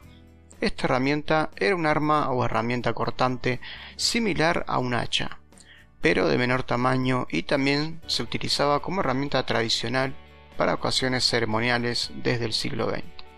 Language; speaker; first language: Spanish; native; Spanish